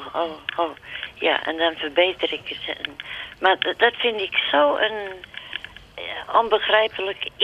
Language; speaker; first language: Dutch; early bilingual, other home language; English